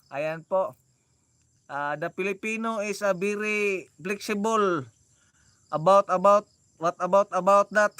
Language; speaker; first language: English; non-native, learner; Cebuano